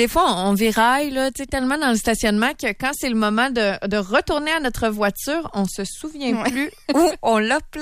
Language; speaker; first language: French; native; French